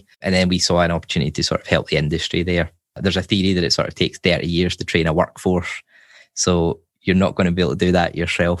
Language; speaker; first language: English; native; English